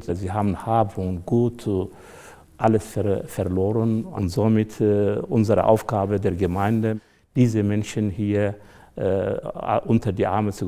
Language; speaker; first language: German; non-native, fluent; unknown